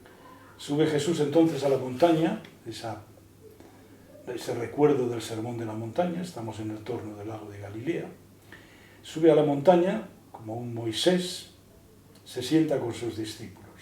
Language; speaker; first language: Spanish; native; Spanish